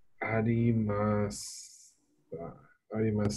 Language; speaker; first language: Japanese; non-native, learner; English